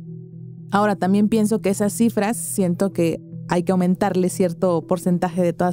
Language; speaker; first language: Spanish; native; Spanish